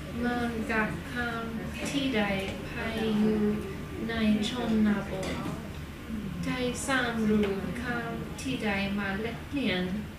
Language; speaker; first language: Thai; non-native, learner; English